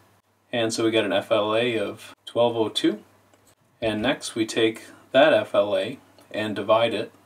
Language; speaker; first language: English; native; English